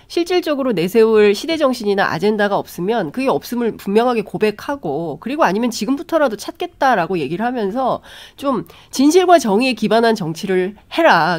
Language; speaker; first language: Korean; native; Korean